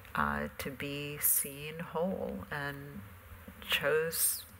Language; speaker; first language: English; native; English